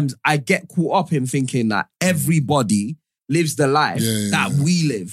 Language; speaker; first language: English; non-native, local second language; Yoruba